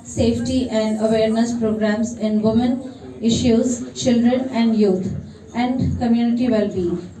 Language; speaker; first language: English; non-native, local second language; Telugu